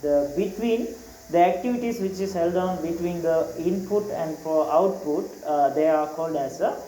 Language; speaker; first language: English; non-native, local second language; Tamil